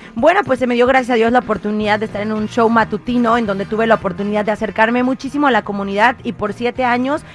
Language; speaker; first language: Spanish; native; Spanish